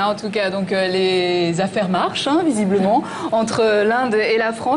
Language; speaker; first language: French; native; French